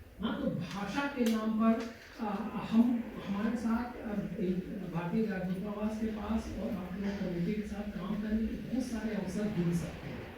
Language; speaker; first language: Hindi; native; Hindi